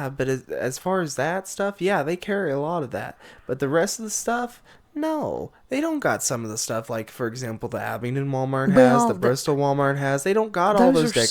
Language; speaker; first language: English; native; English